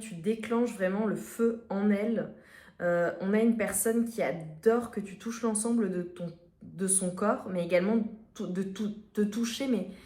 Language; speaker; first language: French; native; French